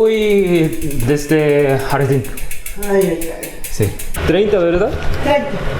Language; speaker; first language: Spanish; non-native, learner; Korean